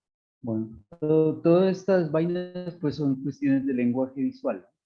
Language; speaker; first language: Spanish; native; Spanish